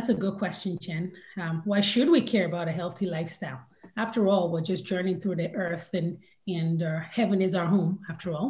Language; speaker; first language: English; non-native, local second language; Yoruba